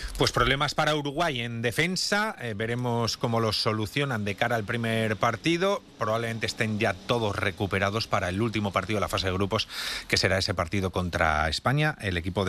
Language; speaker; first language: Spanish; native; Spanish